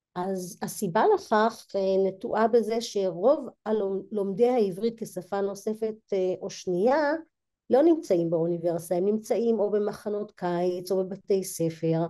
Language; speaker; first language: Hebrew; native; Hebrew